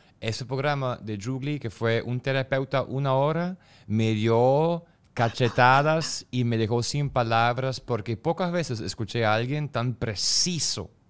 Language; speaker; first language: Spanish; non-native, fluent; German